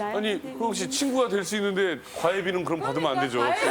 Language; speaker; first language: Korean; native; Korean